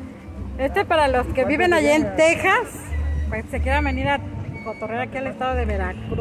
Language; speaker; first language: Spanish; native; Spanish